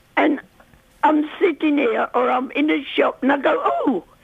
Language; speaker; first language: English; native; English